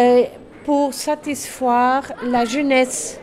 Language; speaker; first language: French; non-native, learner; German